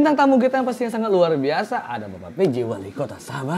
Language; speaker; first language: Indonesian; native; Indonesian